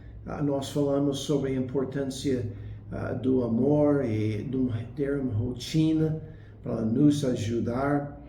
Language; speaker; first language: Portuguese; non-native, fluent; English